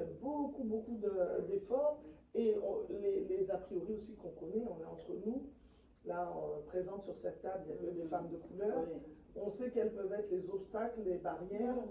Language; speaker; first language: French; native; French